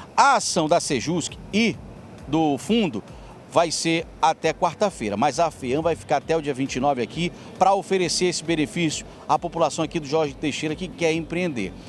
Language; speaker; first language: Portuguese; native; Portuguese